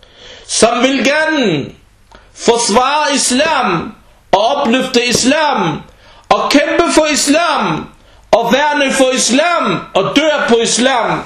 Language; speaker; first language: Danish; early bilingual, other home language; Arabic